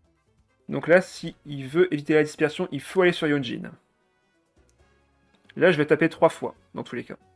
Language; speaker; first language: French; native; French